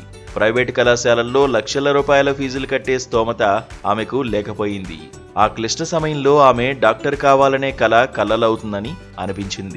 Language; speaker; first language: Telugu; native; Telugu